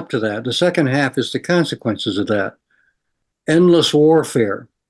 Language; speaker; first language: English; native; English